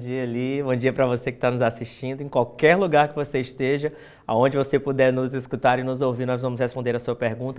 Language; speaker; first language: Portuguese; native; Portuguese